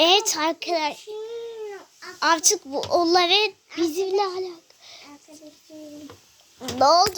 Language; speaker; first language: Turkish; native; Turkish